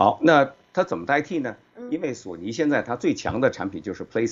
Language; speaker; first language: Chinese; native; Chinese